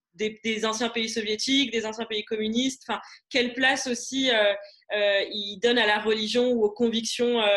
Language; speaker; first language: French; non-native, local second language; Arabic